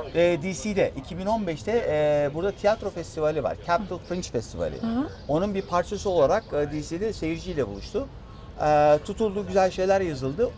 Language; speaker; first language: Turkish; native; Turkish